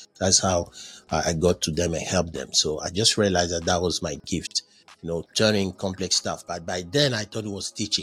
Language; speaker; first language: English; non-native, fluent; French